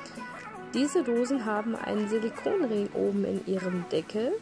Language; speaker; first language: German; native; German